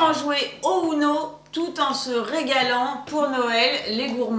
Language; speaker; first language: French; native; French